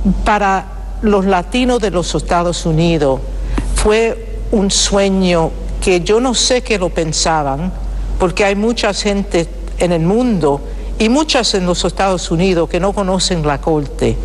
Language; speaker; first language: Spanish; early bilingual, heritage; Spanish